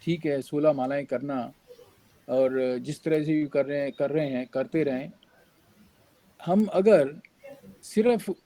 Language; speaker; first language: Hindi; native; Hindi